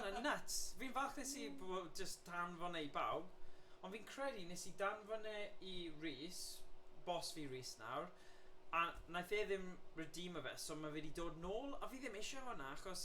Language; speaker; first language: Welsh; native; Welsh